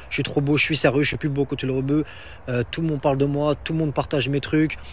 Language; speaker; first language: French; native; French